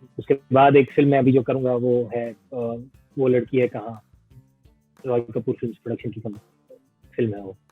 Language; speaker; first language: Hindi; non-native, local second language; Gujarati